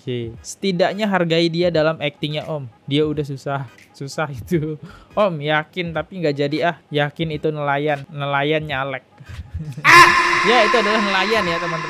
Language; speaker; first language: Indonesian; native; Indonesian